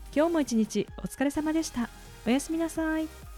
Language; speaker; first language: Japanese; native; Japanese